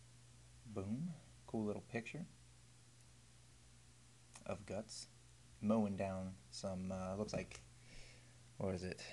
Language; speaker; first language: English; native; English